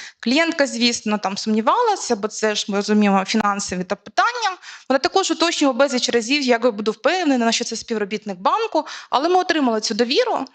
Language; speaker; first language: Ukrainian; native; Ukrainian